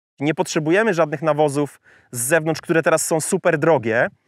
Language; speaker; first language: Polish; native; Polish